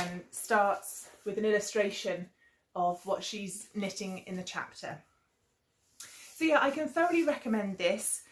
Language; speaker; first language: English; native; English